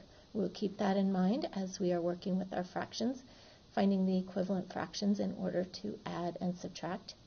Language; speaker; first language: English; native; English